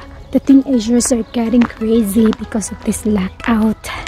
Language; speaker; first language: English; non-native, local second language; Filipino